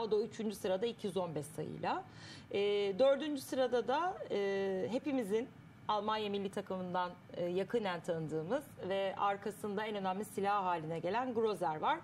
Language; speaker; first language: Turkish; native; Turkish